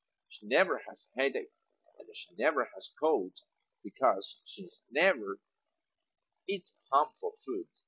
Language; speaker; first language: English; non-native, fluent; Chinese